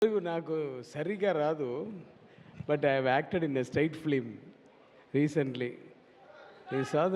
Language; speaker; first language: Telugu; non-native, learner; Tamil